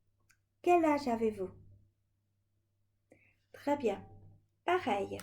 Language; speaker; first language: French; non-native, fluent; Chinese